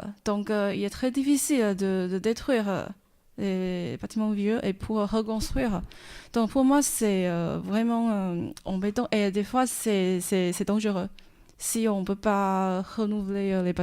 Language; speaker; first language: French; non-native, fluent; Chinese